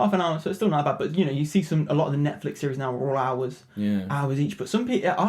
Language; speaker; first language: English; native; English